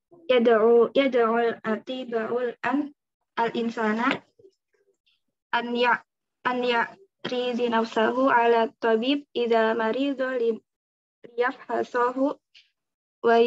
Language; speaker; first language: Arabic; non-native, learner; Indonesian